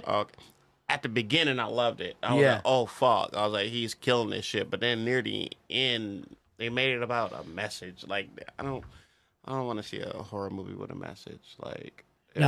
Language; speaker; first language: English; native; English